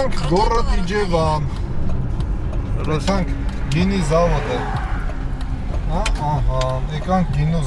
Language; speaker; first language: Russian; non-native, learner; Armenian